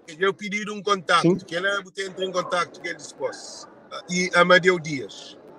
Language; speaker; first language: Portuguese; non-native, local second language; Kabuverdianu